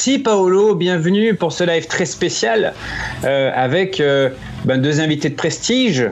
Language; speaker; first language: French; native; French